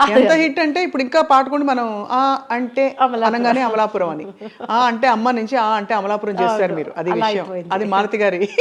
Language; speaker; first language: Telugu; native; Telugu